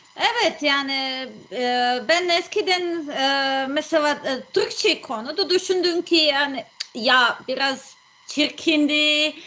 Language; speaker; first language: Turkish; non-native, learner; Serbian